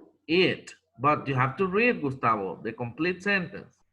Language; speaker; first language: English; non-native, fluent; Spanish